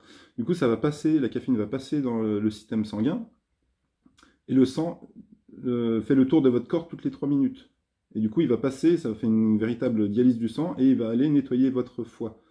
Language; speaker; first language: French; native; French